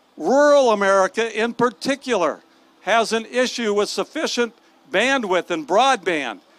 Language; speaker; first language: English; native; English